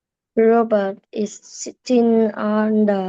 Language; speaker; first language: English; non-native, learner; Vietnamese